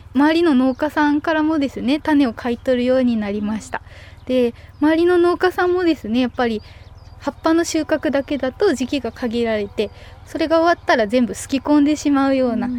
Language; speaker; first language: Japanese; native; Japanese